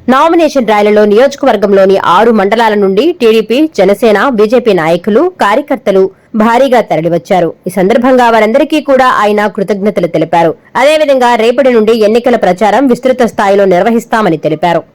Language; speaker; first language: Telugu; native; Telugu